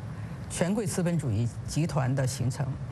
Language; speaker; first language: Chinese; native; Chinese